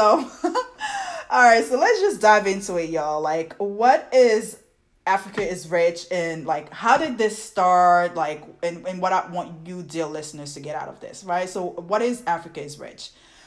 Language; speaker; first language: English; non-native, fluent; French